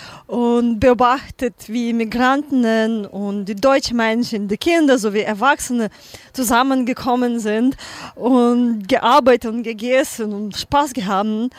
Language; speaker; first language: German; non-native, learner; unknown